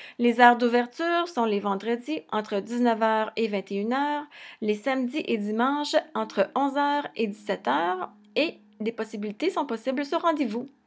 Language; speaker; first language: French; native; French